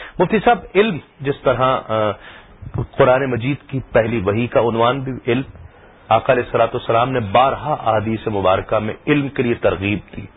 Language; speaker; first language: Urdu; native; Urdu